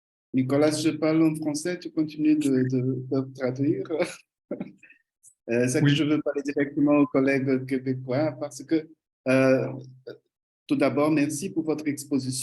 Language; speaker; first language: French; non-native, fluent; Portuguese